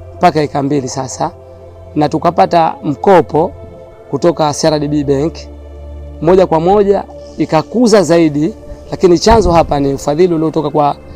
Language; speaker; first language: Swahili; native; Swahili